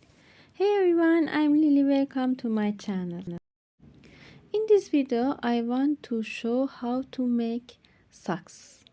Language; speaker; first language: English; non-native, learner; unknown